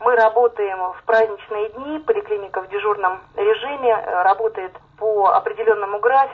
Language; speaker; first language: Russian; native; Russian